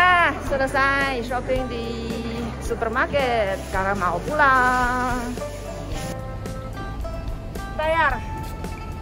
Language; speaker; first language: Indonesian; non-native, fluent; Chinese